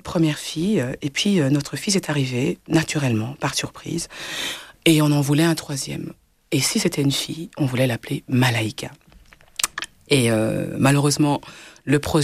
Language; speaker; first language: French; early bilingual, other home language; Swahili